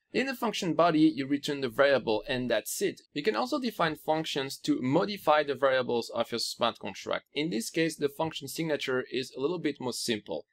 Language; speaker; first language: English; non-native, fluent; French